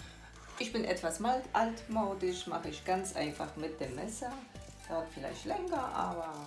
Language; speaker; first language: German; non-native, fluent; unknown